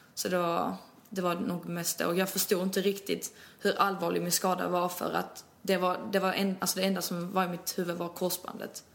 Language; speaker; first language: Swedish; early bilingual, other home language; Albanian